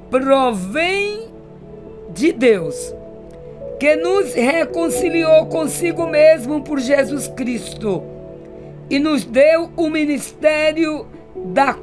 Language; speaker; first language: Portuguese; native; Portuguese